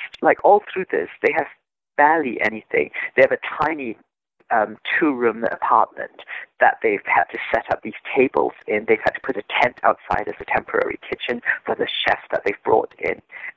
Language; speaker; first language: English; native; English